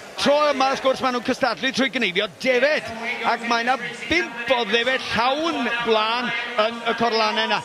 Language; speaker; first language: Welsh; native; Welsh